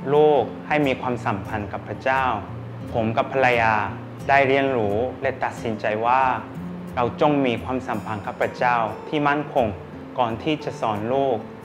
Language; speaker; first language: Thai; non-native, fluent; Korean